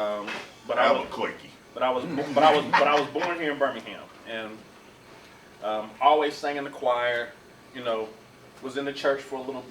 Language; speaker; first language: English; native; English